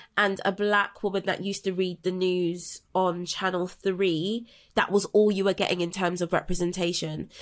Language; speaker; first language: English; native; English